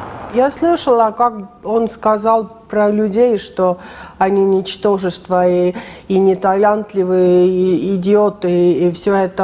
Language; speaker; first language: Russian; non-native, fluent; Estonian